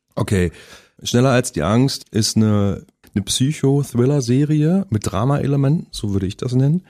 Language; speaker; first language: German; native; German